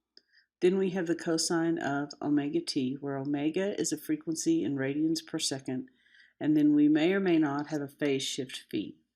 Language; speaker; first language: English; native; English